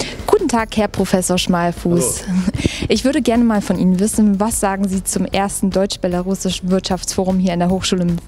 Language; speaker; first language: German; native; German